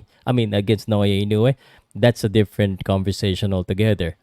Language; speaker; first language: English; non-native, local second language; Filipino